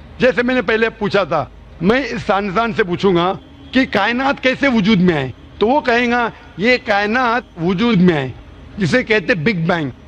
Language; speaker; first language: Urdu; non-native, local second language; Konkani